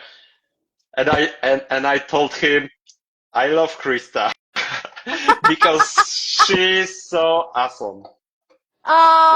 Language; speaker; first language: English; non-native, learner; Polish